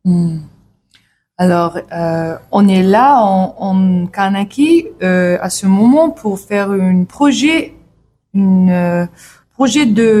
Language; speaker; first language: French; non-native, learner; English